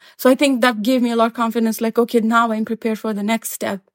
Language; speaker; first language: English; non-native, fluent; Pashto